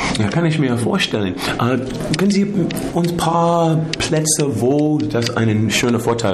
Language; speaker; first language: German; non-native, learner; English